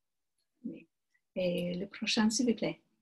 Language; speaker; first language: French; non-native, learner; English